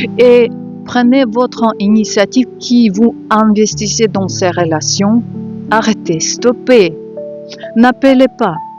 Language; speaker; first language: French; non-native, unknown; Ukrainian